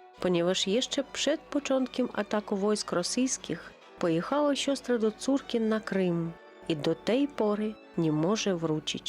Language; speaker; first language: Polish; non-native, local second language; Ukrainian